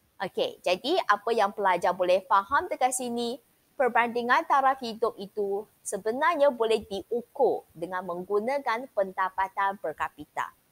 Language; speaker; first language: Malay; non-native, local second language; Chinese